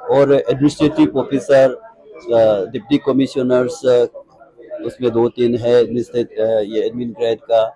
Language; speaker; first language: Hindi; non-native, local second language; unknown